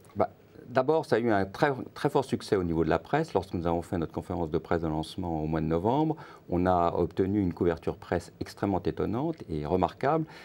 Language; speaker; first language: French; native; French